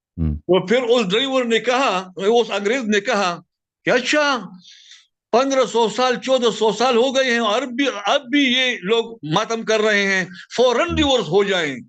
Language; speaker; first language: Urdu; non-native, local second language; Pashto